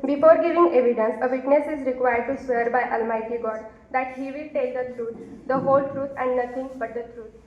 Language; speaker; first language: English; non-native, local second language; Marathi